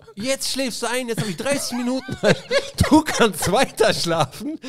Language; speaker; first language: German; early bilingual, other home language; Arabic